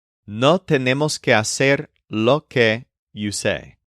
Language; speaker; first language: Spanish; non-native, fluent; English